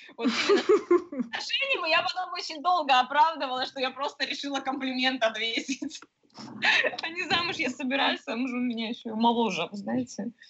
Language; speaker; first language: Russian; native; Russian